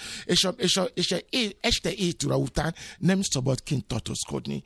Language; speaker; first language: Hungarian; non-native, learner; Yoruba